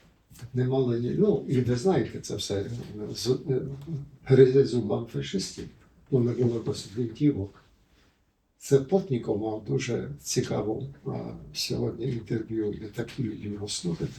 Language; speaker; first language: Ukrainian; early bilingual, heritage; Ukrainian